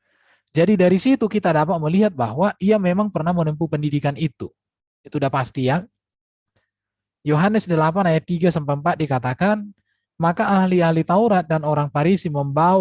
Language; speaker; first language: Indonesian; native; Indonesian